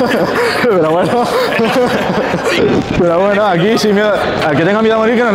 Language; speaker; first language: Spanish; native; Spanish